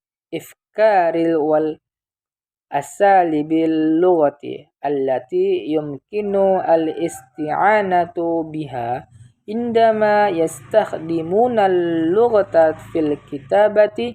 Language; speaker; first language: Arabic; non-native, learner; Indonesian